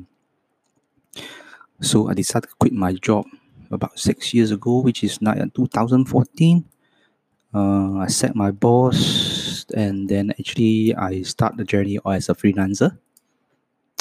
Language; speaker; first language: English; non-native, local second language; Cantonese